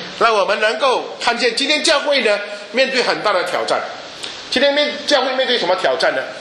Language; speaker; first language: Chinese; native; Chinese